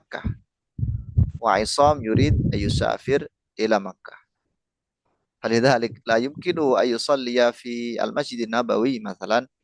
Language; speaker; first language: Arabic; non-native, fluent; Indonesian